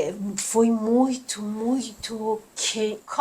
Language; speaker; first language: Portuguese; non-native, learner; Persian